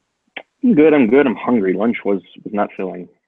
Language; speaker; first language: English; native; English